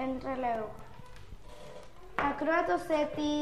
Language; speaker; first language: Welsh; non-native, local second language; Spanish